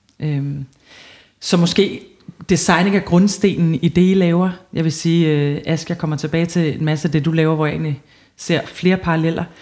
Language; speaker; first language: Danish; native; Danish